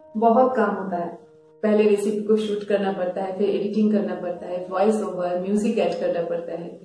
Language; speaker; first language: Hindi; non-native, local second language; Bangla